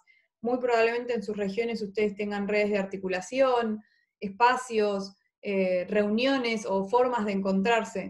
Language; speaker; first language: Spanish; native; Spanish